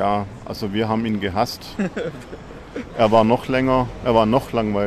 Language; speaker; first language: German; native; German